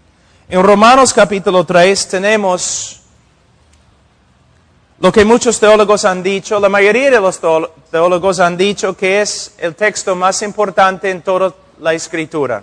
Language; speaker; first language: Spanish; non-native, fluent; English